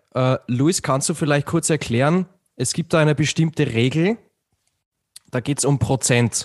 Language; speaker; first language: German; native; German